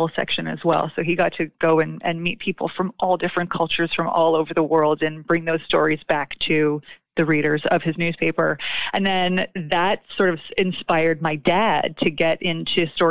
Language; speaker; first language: English; native; English